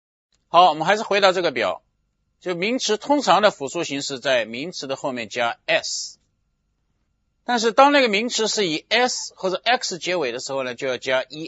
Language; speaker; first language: Chinese; native; Chinese